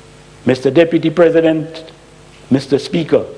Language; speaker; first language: English; native; English